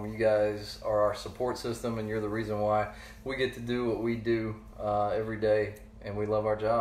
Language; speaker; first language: English; native; English